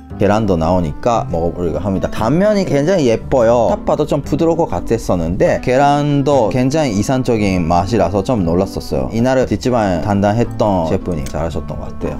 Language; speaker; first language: Korean; non-native, fluent; Japanese